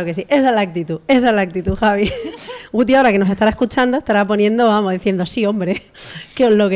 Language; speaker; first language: Spanish; native; Spanish